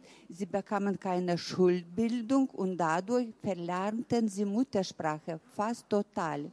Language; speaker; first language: German; early bilingual, heritage; German